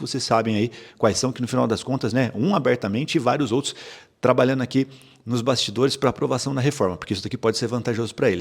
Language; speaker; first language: Portuguese; native; Portuguese